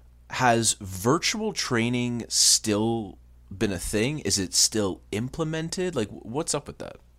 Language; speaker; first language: English; native; English